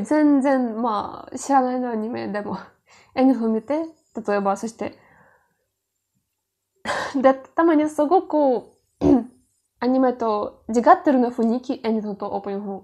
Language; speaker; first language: Japanese; non-native, learner; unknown